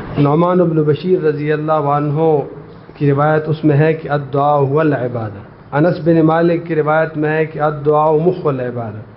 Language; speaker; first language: Urdu; non-native, local second language; Pashto